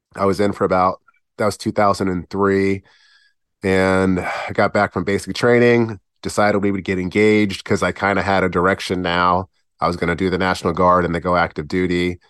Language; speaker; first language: English; native; English